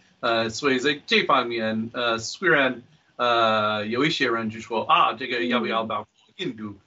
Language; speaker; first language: Chinese; non-native, fluent; English